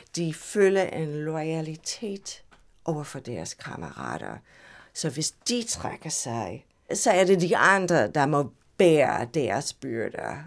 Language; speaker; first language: Danish; non-native, fluent; English